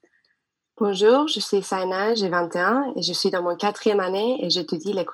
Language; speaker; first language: French; non-native, learner; English